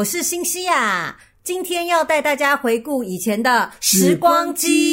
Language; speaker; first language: Chinese; native; Chinese